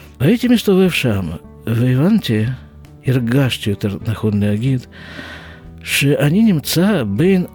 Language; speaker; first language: Hebrew; non-native, fluent; Russian